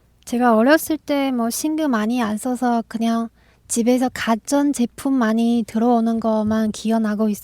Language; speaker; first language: Korean; non-native, fluent; Chinese